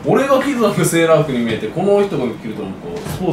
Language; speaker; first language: Japanese; native; Japanese